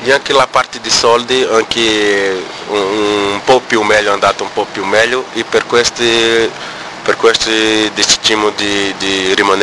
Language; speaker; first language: Italian; non-native, learner; Portuguese